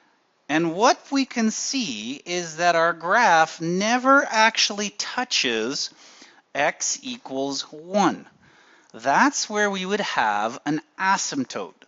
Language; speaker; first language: English; native; English